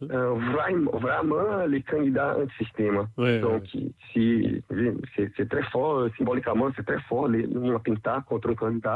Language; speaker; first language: French; non-native, learner; Portuguese